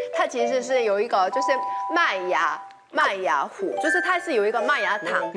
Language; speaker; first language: Chinese; non-native, fluent; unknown